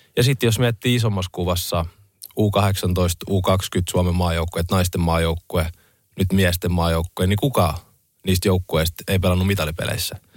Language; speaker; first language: Finnish; early bilingual, other home language; Estonian